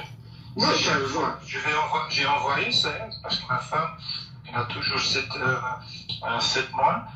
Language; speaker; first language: French; non-native, local second language; Dutch